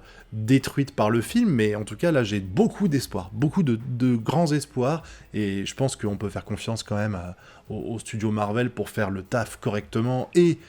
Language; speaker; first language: French; native; French